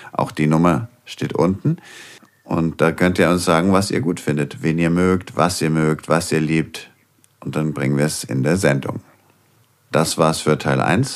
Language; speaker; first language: German; native; German